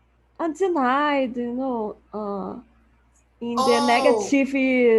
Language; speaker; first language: English; non-native, learner; Portuguese